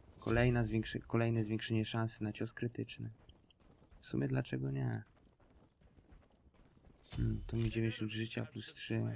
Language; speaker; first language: Polish; native; Polish